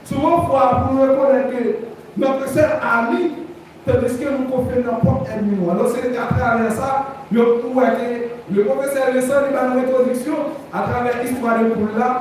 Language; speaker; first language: French; non-native, local second language; Haitian Creole